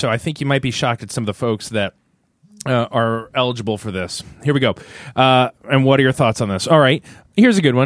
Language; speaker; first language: English; native; English